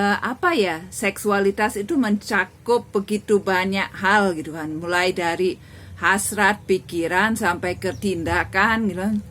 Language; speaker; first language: Indonesian; non-native, fluent; German